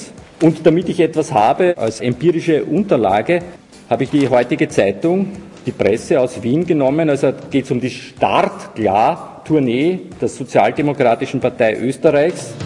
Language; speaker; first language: German; native; German